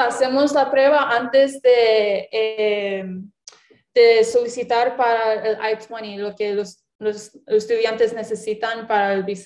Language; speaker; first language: Spanish; non-native, fluent; English